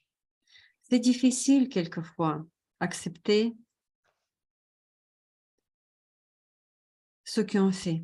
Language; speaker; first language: French; non-native, fluent; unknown